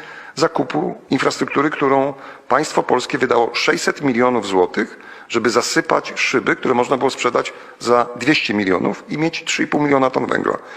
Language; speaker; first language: Polish; native; Polish